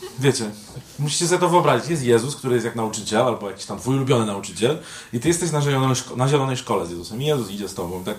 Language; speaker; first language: Polish; native; Polish